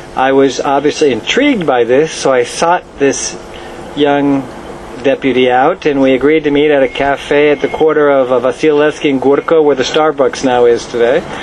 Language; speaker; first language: English; native; English